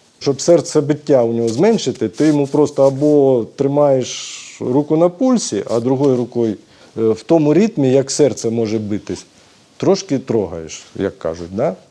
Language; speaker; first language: Ukrainian; native; Ukrainian